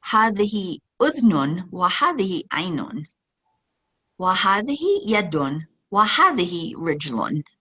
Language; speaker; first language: Arabic; non-native, fluent; English